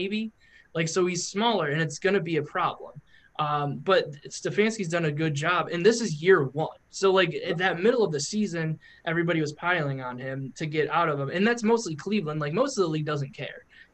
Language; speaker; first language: English; native; English